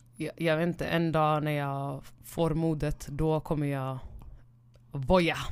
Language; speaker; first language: Swedish; early bilingual, other home language; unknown